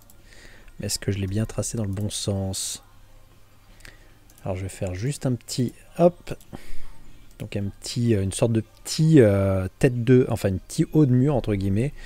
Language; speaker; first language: French; native; French